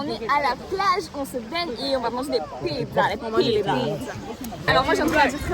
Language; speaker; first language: French; native; French